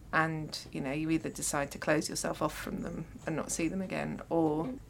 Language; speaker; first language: English; native; English